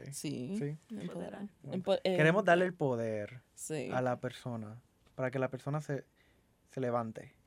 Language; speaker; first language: Spanish; native; Spanish